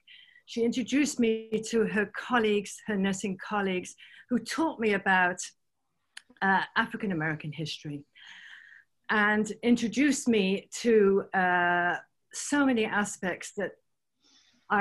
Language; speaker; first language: English; native; English